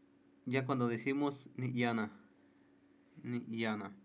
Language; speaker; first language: Spanish; non-native, local second language; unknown